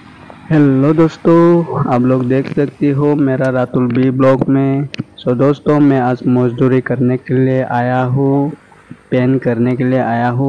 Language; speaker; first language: Hindi; non-native, local second language; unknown